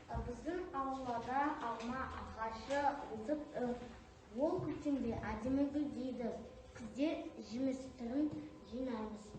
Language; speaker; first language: Kazakh; non-native, local second language; Russian